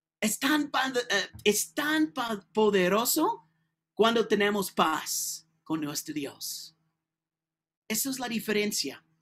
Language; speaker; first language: Spanish; non-native, learner; English